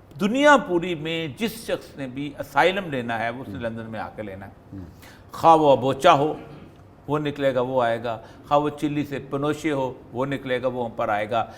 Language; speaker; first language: Urdu; non-native, local second language; Punjabi